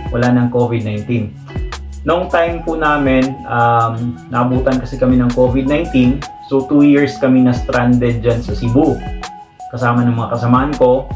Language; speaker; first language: Filipino; non-native, local second language; Cebuano